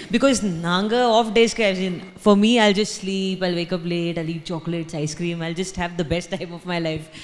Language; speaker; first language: English; non-native, local second language; Hindi